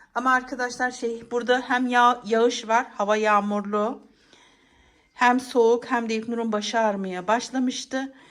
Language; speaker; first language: Turkish; native; Turkish